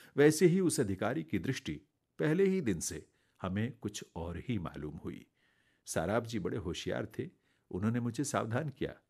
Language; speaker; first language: Hindi; native; Hindi